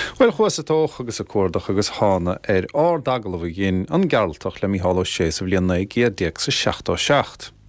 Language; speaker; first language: Irish; native; Irish